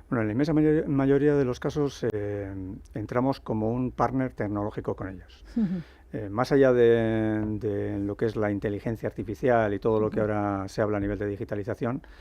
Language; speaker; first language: Spanish; native; Spanish